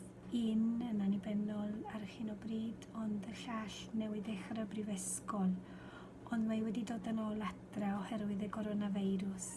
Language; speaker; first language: Welsh; non-native, fluent; Spanish